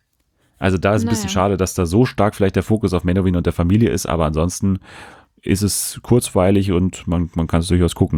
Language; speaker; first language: German; native; German